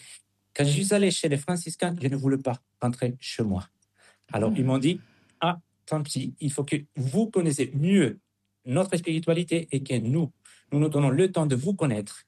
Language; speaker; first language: French; non-native, fluent; Spanish